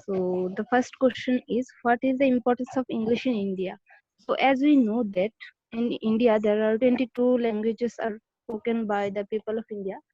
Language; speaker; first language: English; non-native, learner; Bangla